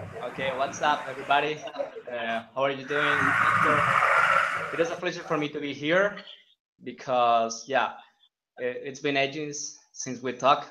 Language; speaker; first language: English; non-native, fluent; Spanish